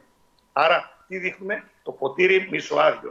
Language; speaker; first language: Greek; native; Greek